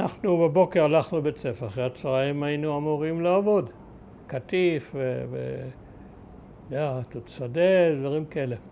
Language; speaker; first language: Hebrew; early bilingual, other home language; German